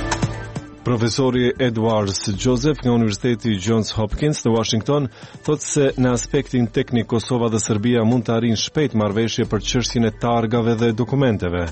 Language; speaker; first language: Albanian; native; Albanian